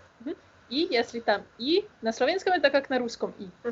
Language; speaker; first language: Russian; non-native, learner; Slovenian